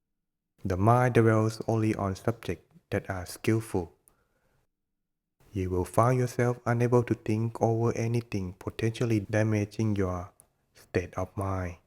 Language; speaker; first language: English; non-native, fluent; Thai